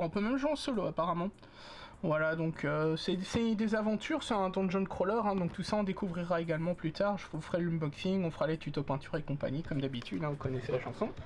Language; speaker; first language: French; native; French